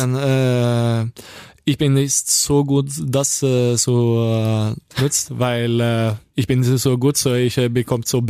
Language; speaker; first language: German; non-native, learner; Norwegian